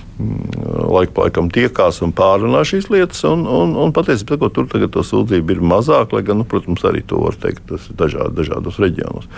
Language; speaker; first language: Latvian; native; Latvian